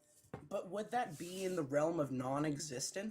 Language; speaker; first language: English; native; English